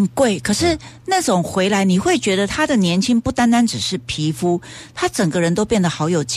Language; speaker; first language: Chinese; native; Chinese